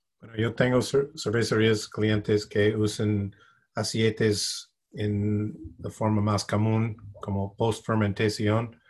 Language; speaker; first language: Spanish; non-native, fluent; English